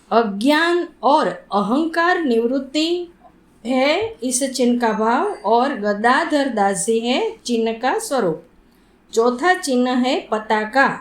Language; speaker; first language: Hindi; non-native, local second language; Gujarati